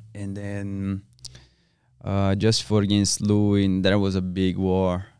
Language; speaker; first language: English; non-native, learner; Portuguese